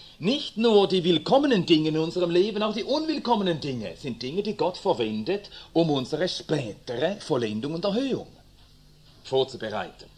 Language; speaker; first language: German; early bilingual, other home language; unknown